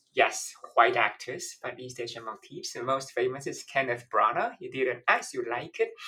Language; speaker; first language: English; non-native, fluent; Chinese